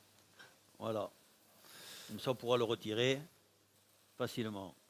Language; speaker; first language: French; native; French